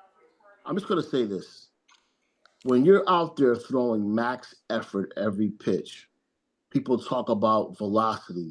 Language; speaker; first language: English; native; English